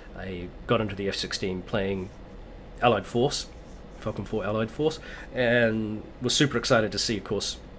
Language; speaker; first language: English; native; English